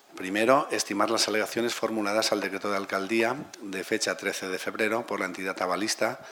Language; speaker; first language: Spanish; non-native, local second language; Catalan